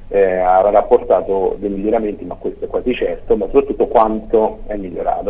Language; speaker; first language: Italian; native; Italian